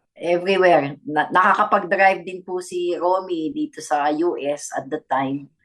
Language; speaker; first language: Filipino; native; Filipino